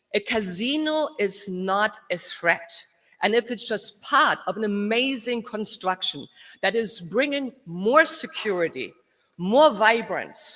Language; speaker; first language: English; non-native, fluent; German